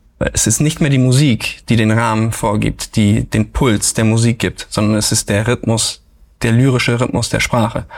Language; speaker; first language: German; native; German